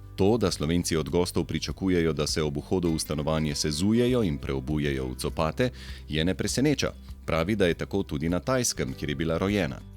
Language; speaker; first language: Slovenian; native; Slovenian